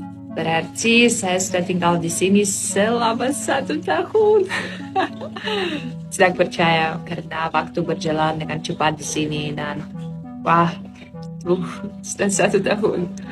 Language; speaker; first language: Indonesian; non-native, fluent; Polish